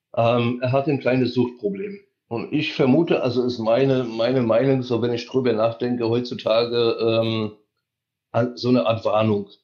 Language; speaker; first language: German; early bilingual, heritage; Polish